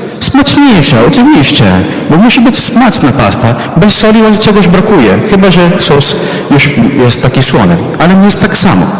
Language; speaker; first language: Polish; non-native, fluent; Italian